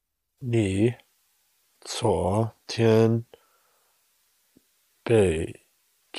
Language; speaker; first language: Chinese; non-native, learner; English